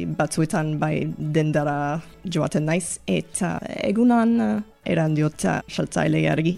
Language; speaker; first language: Basque; non-native, learner; English